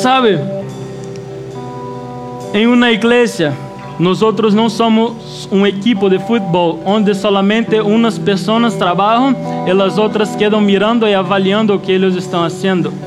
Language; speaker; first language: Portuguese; non-native, learner; Spanish